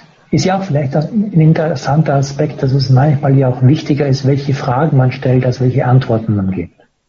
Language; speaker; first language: German; native; German